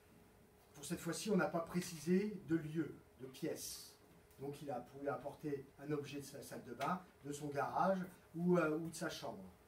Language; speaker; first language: French; native; French